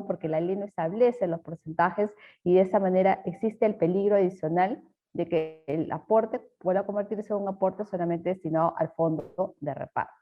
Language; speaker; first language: Spanish; native; Spanish